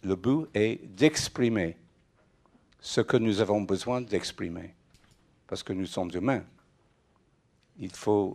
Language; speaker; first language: French; non-native, fluent; English